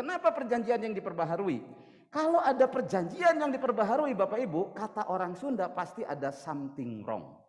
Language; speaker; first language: Indonesian; native; Indonesian